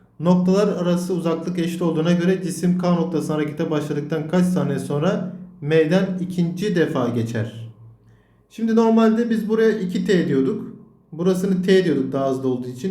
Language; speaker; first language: Turkish; native; Turkish